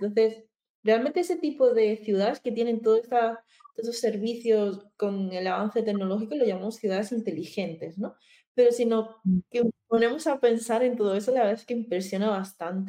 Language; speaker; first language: Spanish; early bilingual, other home language; Chinese